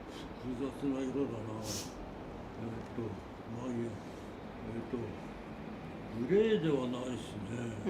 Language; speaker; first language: Japanese; native; Japanese